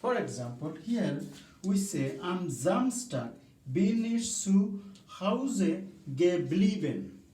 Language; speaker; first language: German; non-native, fluent; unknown